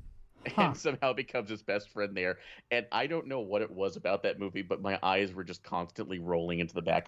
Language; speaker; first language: English; native; English